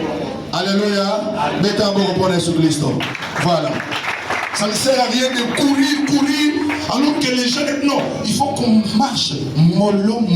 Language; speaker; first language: French; non-native, local second language; Lingala